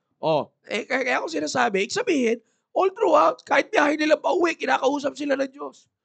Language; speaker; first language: Filipino; native; Filipino